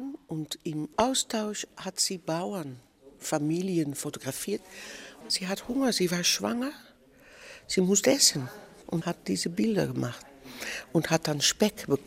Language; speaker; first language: German; non-native, fluent; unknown